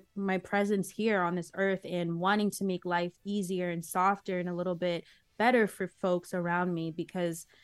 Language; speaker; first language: English; early bilingual, other home language; Akan